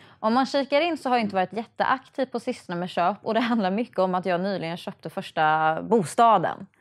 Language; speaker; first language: Swedish; native; Swedish